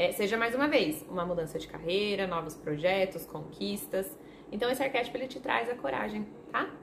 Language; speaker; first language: Portuguese; non-native, fluent; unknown